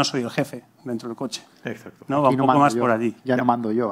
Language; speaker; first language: Spanish; native; Spanish